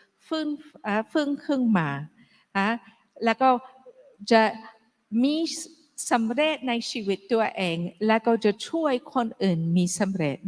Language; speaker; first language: Thai; non-native, fluent; English